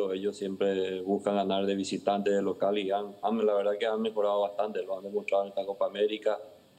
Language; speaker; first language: Spanish; native; Spanish